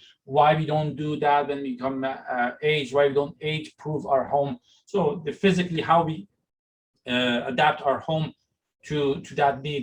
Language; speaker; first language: English; non-native, fluent; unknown